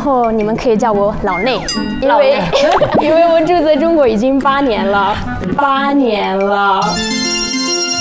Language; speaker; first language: Chinese; non-native, fluent; Italian